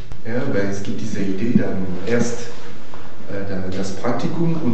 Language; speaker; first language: German; non-native, fluent; French